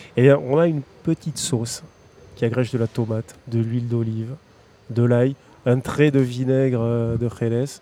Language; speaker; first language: French; native; French